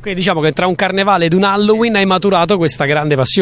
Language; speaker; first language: Italian; native; Italian